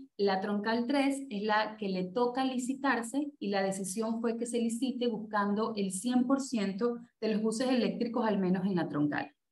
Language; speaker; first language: Spanish; native; Spanish